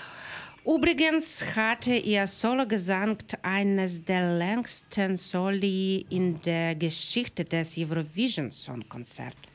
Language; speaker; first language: German; non-native, learner; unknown